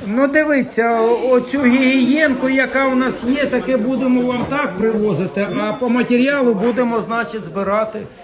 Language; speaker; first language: Ukrainian; non-native, local second language; Russian